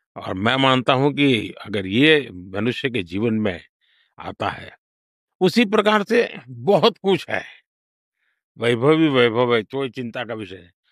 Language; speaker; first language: Hindi; non-native, local second language; Gujarati